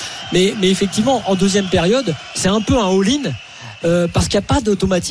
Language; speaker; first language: French; native; French